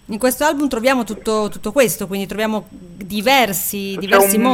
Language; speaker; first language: Italian; native; Italian